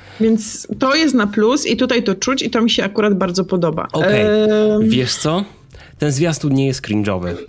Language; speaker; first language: Polish; native; Polish